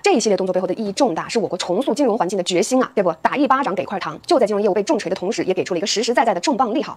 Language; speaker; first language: Chinese; native; Chinese